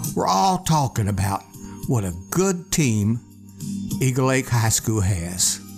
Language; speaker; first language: English; native; English